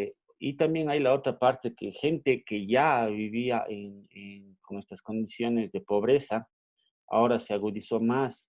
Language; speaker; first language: Spanish; native; Spanish